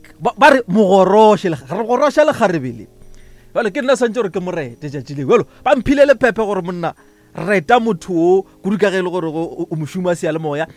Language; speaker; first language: Northern Sotho; native; Northern Sotho